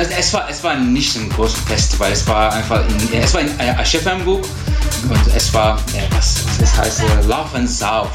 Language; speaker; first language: German; non-native, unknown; Turkish